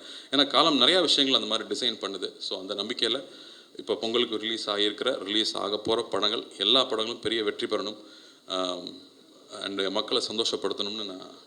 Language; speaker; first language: Tamil; native; Tamil